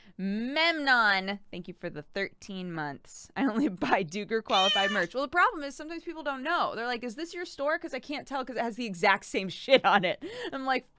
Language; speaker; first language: English; native; English